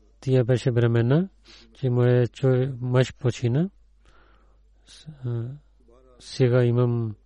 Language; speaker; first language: Bulgarian; non-native, learner; Urdu